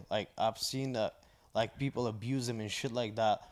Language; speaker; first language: English; non-native, fluent; Bulgarian